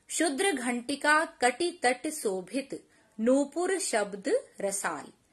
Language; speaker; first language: Hindi; non-native, local second language; Punjabi